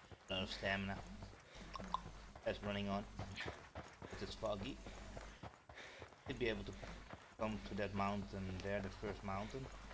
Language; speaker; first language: English; non-native, fluent; Dutch